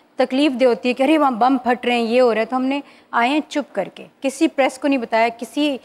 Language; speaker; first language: Urdu; native; Urdu